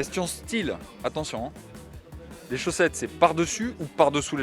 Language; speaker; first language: French; native; French